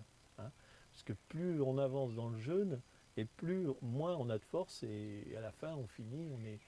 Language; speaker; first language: French; native; French